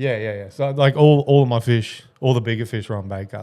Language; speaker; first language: English; native; English